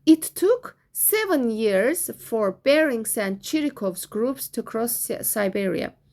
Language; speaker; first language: English; non-native, fluent; Azerbaijani